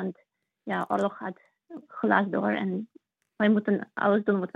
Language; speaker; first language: Dutch; non-native, fluent; Russian